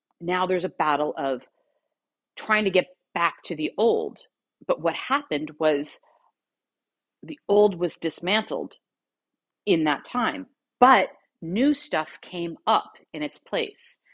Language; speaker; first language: English; native; English